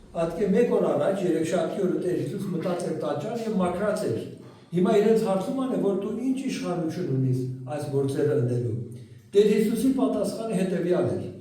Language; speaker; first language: Armenian; early bilingual, heritage; Armenian